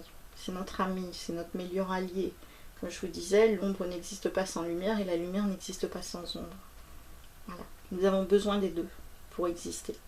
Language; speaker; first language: French; native; French